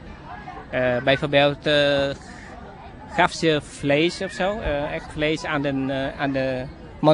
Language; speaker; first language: Dutch; non-native, learner; Vietnamese